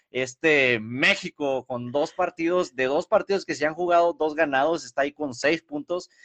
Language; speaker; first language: Spanish; early bilingual, heritage; Spanish